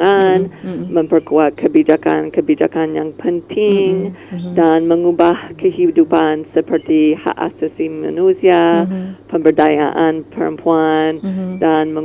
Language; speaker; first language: Indonesian; non-native, learner; English